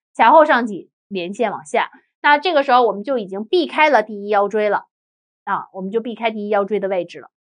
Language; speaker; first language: Chinese; native; Chinese